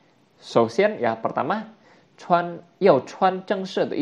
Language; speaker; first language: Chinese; non-native, fluent; Indonesian